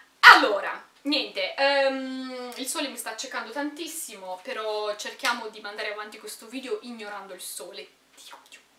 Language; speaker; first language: Italian; early bilingual, other home language; Romanian